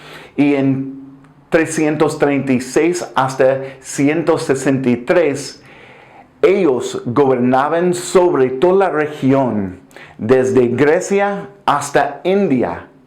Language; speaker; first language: Spanish; non-native, fluent; English